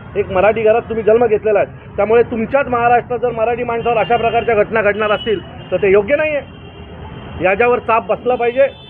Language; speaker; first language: Marathi; native; Marathi